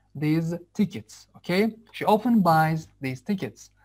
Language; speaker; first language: English; non-native, fluent; Azerbaijani